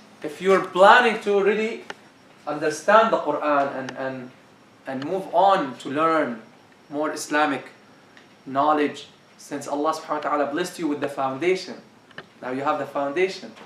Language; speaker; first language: English; non-native, fluent; Arabic